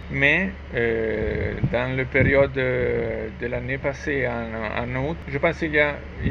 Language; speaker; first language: French; non-native, learner; Italian